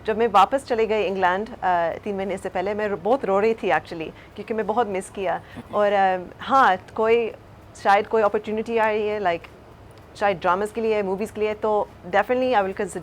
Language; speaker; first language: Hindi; early bilingual, heritage; Hindi